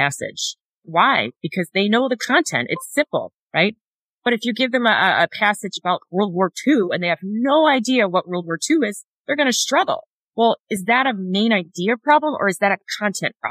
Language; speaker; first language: English; native; English